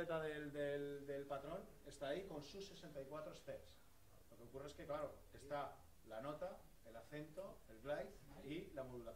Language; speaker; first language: Spanish; native; Spanish